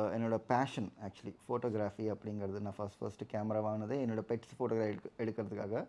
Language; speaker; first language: Tamil; non-native, local second language; Telugu